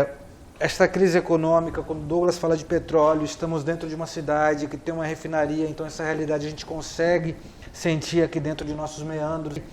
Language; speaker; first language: Portuguese; native; Portuguese